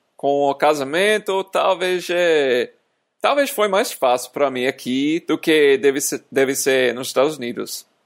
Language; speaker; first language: Portuguese; non-native, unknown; English